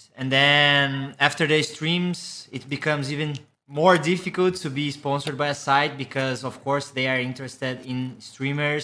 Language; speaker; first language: English; non-native, fluent; Portuguese